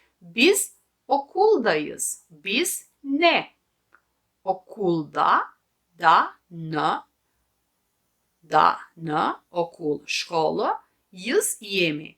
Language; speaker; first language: Turkish; non-native, fluent; Albanian